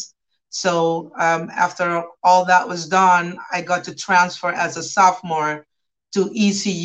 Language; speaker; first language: English; non-native, fluent; Papiamento